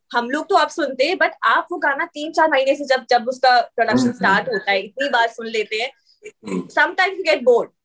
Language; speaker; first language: Hindi; native; Hindi